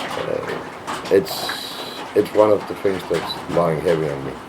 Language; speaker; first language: English; non-native, fluent; Danish